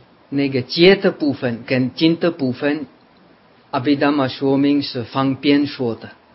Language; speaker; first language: Chinese; non-native, fluent; Czech